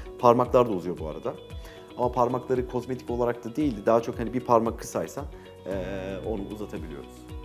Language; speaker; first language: Turkish; early bilingual, heritage; Turkish